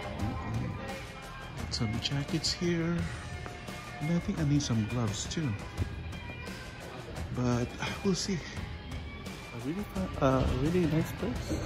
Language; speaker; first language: English; non-native, fluent; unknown